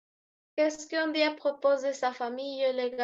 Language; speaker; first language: French; non-native, fluent; Spanish